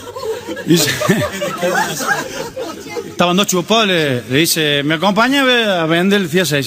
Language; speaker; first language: Spanish; native; Spanish